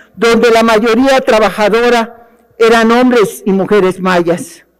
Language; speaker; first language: Spanish; native; Spanish